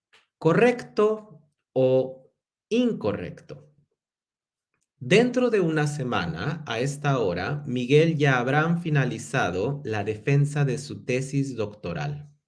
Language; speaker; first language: Spanish; non-native, fluent; English